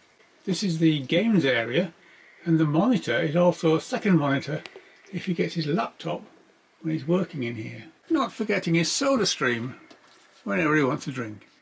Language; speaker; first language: English; native; English